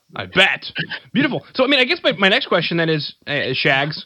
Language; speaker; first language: English; native; English